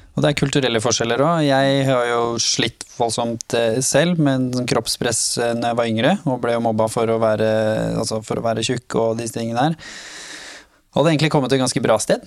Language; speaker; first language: Norwegian; early bilingual, other home language; Somali